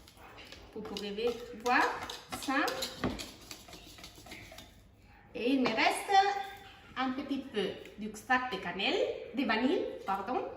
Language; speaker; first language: French; non-native, fluent; Spanish